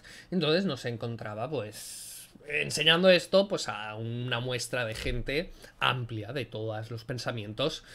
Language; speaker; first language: Spanish; native; Spanish